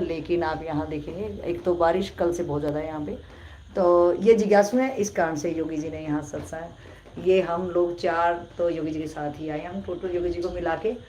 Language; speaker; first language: Hindi; native; Hindi